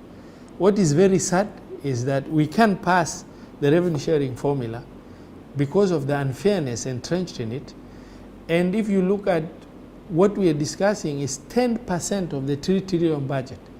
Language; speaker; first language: English; non-native, local second language; Somali